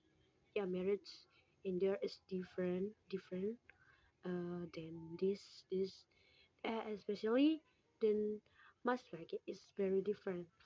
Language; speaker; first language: English; non-native, local second language; Indonesian